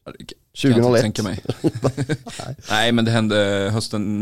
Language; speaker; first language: Swedish; native; Swedish